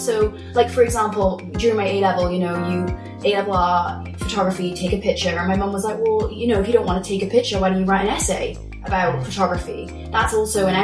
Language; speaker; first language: English; native; English